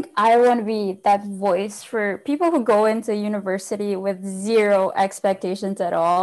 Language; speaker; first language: English; non-native, local second language; Filipino